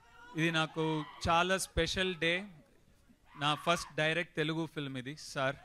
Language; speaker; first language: Telugu; non-native, learner; Tamil